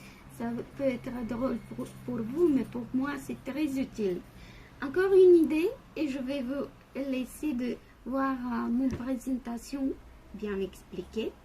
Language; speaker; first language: French; non-native, fluent; Bulgarian